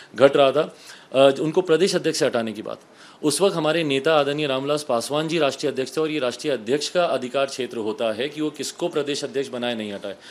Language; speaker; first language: Hindi; native; Hindi